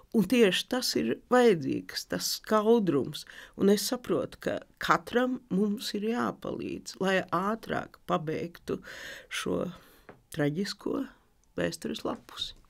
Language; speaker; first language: Latvian; native; Latvian